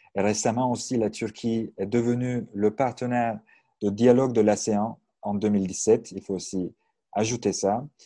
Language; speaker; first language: French; non-native, fluent; Turkish